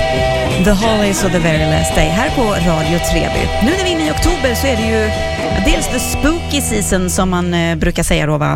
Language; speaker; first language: Swedish; native; Swedish